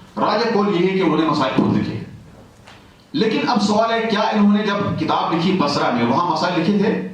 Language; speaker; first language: Urdu; non-native, local second language; Kashmiri